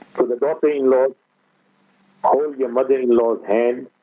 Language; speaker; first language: English; native; English